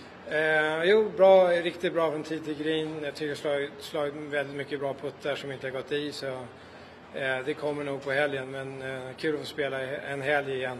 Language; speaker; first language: Swedish; native; Swedish